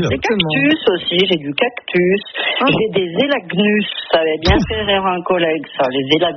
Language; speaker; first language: French; native; French